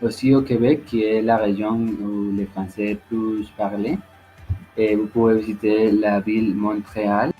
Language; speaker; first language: French; non-native, learner; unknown